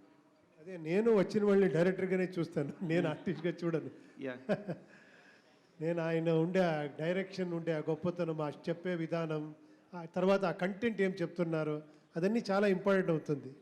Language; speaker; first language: Telugu; non-native, local second language; Kannada